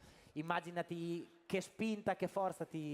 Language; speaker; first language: Italian; native; Italian